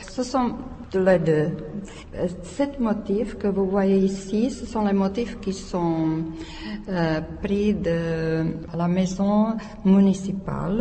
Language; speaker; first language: French; non-native, learner; Czech